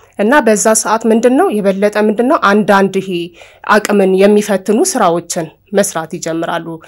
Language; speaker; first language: Amharic; non-native, local second language; Oromo